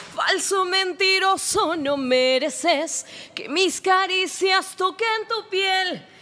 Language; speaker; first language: Spanish; native; Spanish